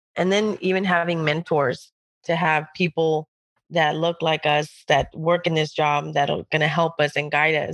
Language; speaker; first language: English; early bilingual, other home language; Spanish